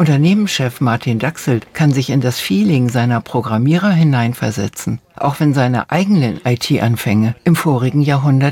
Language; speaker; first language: German; native; German